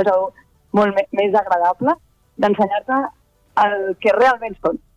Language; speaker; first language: Catalan; native; Catalan